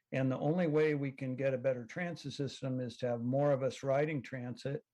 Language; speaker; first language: English; native; English